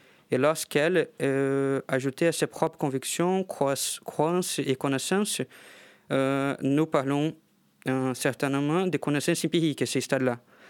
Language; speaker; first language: French; non-native, fluent; Portuguese